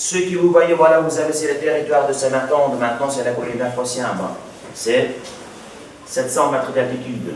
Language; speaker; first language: French; non-native, fluent; Uzbek